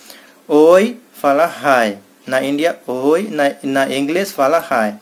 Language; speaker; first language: Portuguese; non-native, learner; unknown